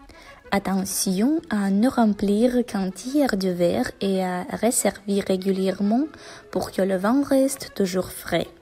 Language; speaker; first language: French; non-native, learner; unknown